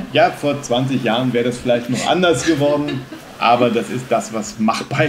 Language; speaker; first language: German; native; German